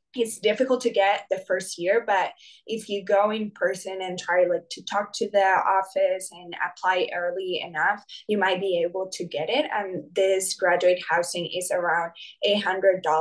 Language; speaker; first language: English; non-native, fluent; Spanish